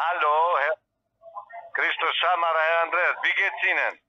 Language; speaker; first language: German; non-native, learner; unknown